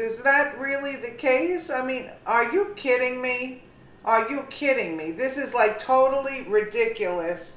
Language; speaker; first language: English; native; English